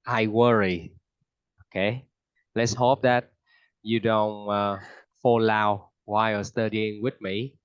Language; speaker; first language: English; non-native, fluent; Vietnamese